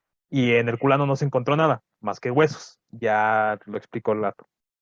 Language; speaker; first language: Spanish; native; Spanish